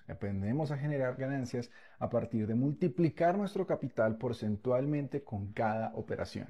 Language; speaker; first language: Spanish; native; Spanish